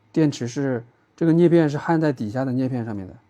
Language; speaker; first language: Chinese; native; Chinese